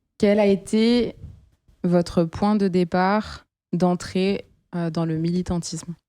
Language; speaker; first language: French; native; French